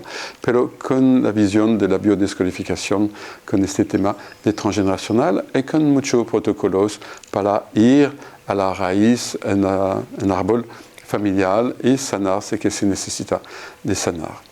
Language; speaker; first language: Spanish; non-native, fluent; French